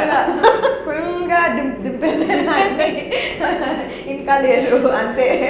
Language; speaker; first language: Telugu; non-native, local second language; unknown